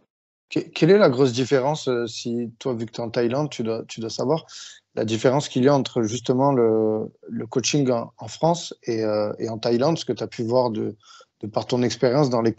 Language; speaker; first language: French; native; French